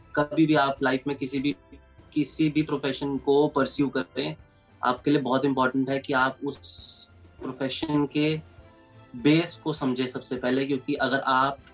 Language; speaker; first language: Hindi; native; Hindi